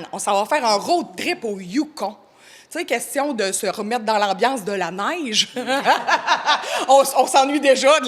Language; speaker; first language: French; native; French